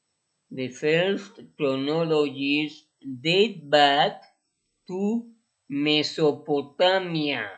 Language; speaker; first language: English; non-native, fluent; Spanish